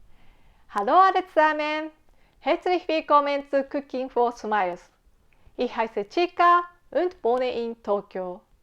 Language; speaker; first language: German; non-native, fluent; Japanese